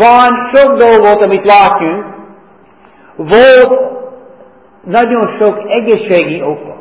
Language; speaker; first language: Hungarian; non-native, fluent; English